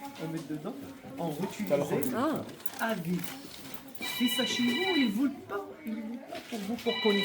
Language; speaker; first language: French; non-native, local second language; Arabic